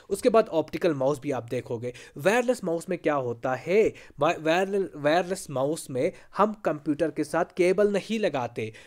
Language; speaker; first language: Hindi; non-native, local second language; Kashmiri